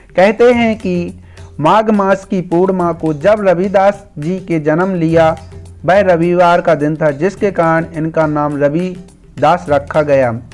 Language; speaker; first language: Hindi; native; Hindi